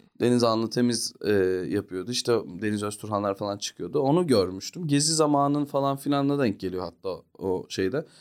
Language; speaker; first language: Turkish; early bilingual, heritage; Turkish